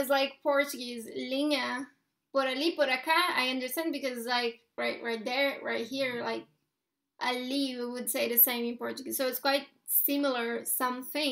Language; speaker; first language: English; non-native, fluent; Portuguese